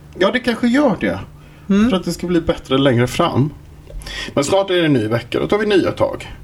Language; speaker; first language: Swedish; native; Swedish